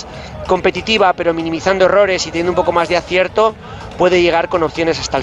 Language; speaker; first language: Spanish; native; Spanish